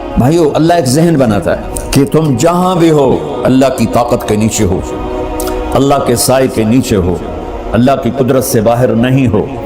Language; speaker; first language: Urdu; non-native, local second language; Punjabi